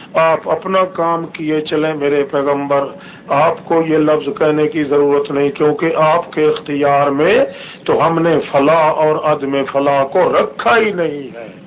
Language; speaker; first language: Urdu; non-native, local second language; Saraiki